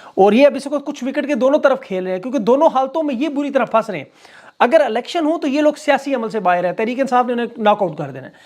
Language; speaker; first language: Urdu; native; Urdu